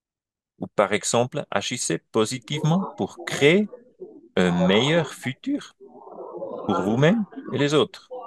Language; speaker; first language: French; non-native, learner; German